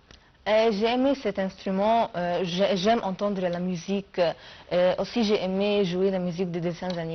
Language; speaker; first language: French; non-native, fluent; Arabic